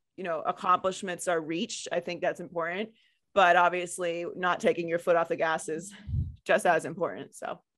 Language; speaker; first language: English; native; English